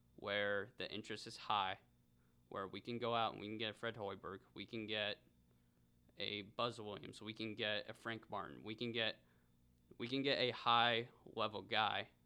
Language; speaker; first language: English; native; English